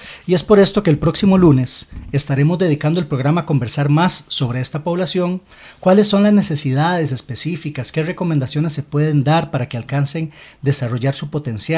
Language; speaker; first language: Spanish; native; Spanish